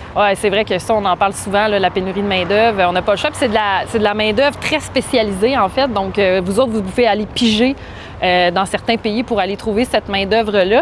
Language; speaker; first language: French; native; French